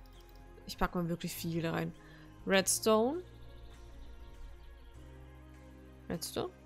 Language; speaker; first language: German; native; German